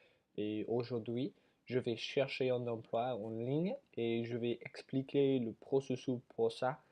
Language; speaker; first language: French; non-native, learner; English